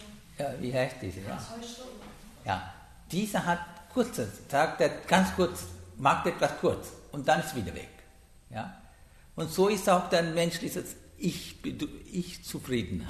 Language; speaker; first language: German; non-native, learner; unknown